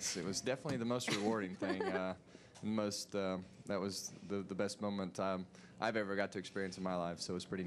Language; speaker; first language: English; native; English